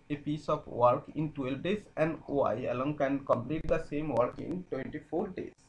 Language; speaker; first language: English; non-native, local second language; Bangla